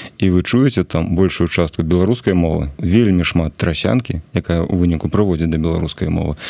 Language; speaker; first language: Belarusian; non-native, local second language; Russian